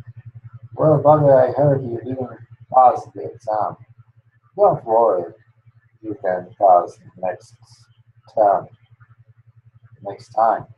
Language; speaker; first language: English; non-native, learner; Polish